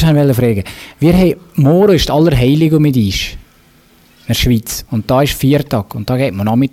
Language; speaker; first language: German; native; German